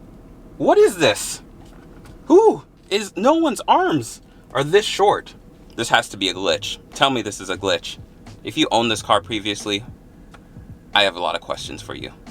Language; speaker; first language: English; native; English